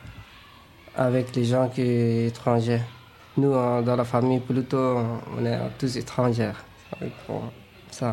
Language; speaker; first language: French; non-native, learner; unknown